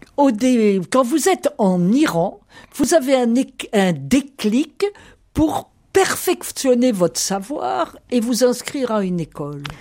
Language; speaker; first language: French; native; French